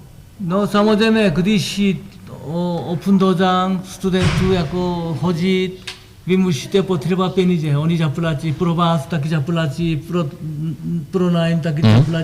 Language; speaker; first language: Czech; non-native, learner; Korean